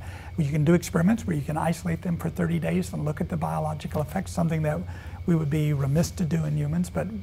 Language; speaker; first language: English; native; English